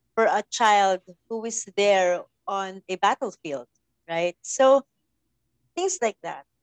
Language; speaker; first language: English; non-native, local second language; Filipino